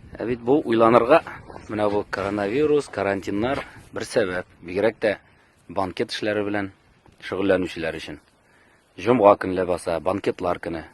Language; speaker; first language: Tatar; native; Tatar